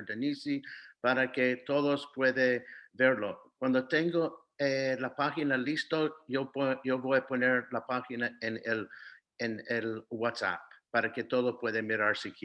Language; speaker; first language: Spanish; non-native, fluent; English